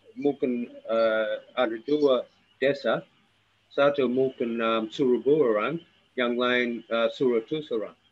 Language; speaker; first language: Indonesian; non-native, learner; English